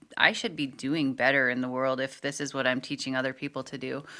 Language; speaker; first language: English; native; English